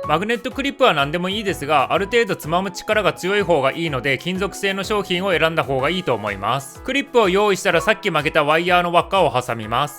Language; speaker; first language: Japanese; native; Japanese